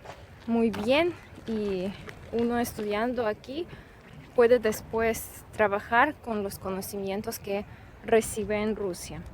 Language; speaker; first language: Spanish; non-native, fluent; Russian